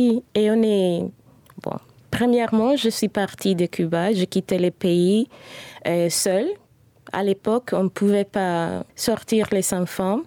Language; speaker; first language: French; non-native, fluent; Spanish